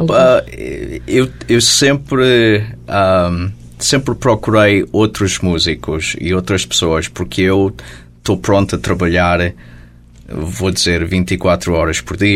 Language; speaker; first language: Portuguese; early bilingual, heritage; Portuguese